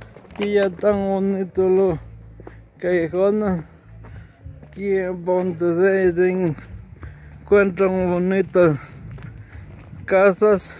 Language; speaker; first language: Spanish; non-native, local second language; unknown